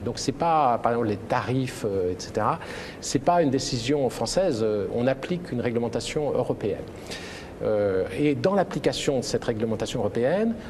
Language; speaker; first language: French; native; French